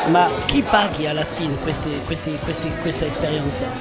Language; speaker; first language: Italian; non-native, learner; French